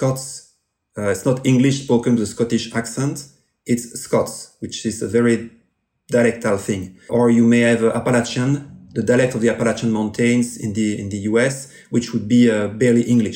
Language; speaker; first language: English; non-native, fluent; French